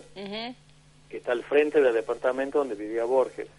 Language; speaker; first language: Spanish; native; Spanish